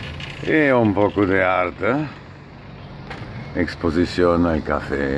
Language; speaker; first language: Spanish; non-native, learner; German